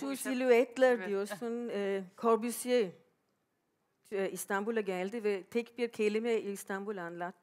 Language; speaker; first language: Turkish; non-native, fluent; German